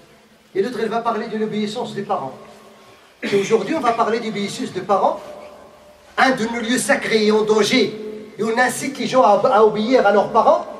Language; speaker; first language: French; non-native, fluent; Arabic